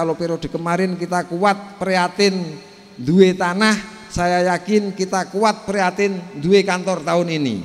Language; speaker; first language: Indonesian; native; Indonesian